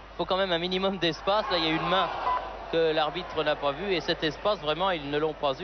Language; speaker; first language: French; native; French